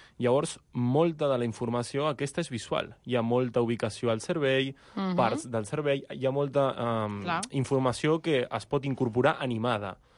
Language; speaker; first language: Catalan; non-native, fluent; Spanish